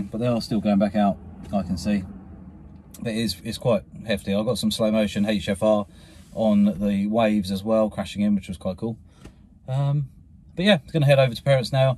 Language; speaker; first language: English; native; English